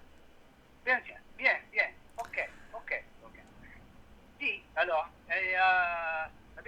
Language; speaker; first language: French; non-native, learner; Italian